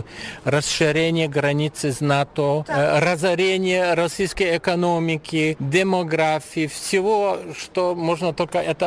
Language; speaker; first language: Russian; non-native, fluent; German